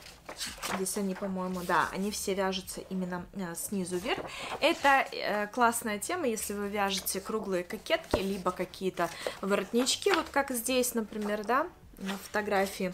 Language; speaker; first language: Russian; native; Russian